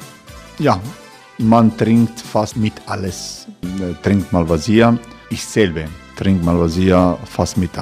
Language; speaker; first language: German; non-native, fluent; Croatian